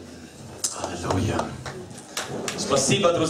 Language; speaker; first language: Russian; native; Russian